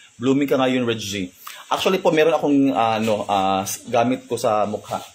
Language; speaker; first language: Filipino; non-native, local second language; Cebuano